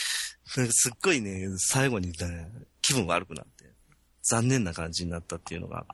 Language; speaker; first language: Japanese; native; Japanese